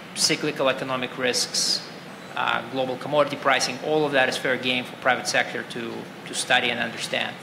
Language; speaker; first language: English; non-native, fluent; Russian